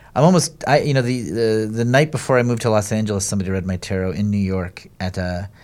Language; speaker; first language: English; native; English